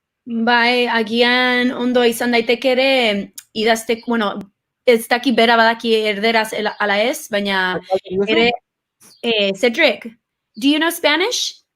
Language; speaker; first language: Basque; early bilingual, heritage; English